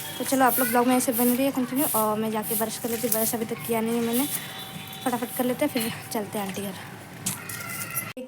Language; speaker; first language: Hindi; native; Hindi